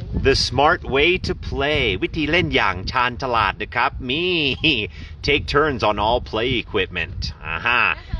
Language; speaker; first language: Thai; non-native, fluent; English